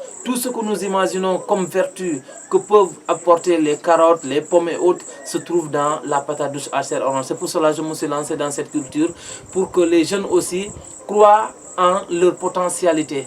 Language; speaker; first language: French; non-native, local second language; Mandingo